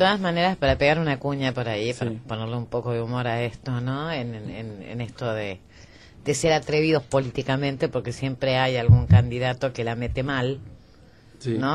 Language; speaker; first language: Spanish; native; Spanish